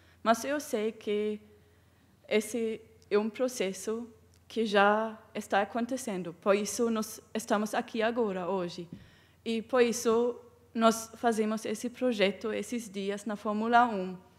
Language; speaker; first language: Portuguese; non-native, fluent; German